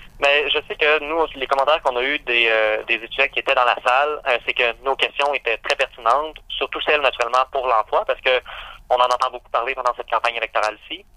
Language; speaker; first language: French; native; French